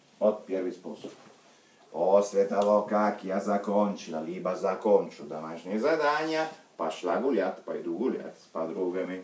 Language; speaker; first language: Russian; non-native, fluent; Italian